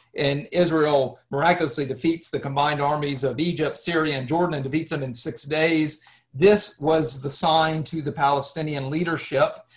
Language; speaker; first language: English; native; English